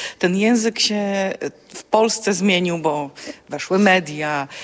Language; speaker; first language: Polish; native; Polish